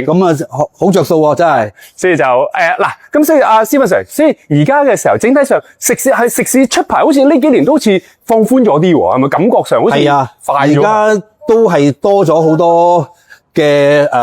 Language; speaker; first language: Cantonese; native; Cantonese